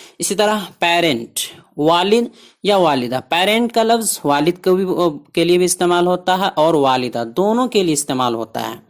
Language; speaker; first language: Urdu; native; Urdu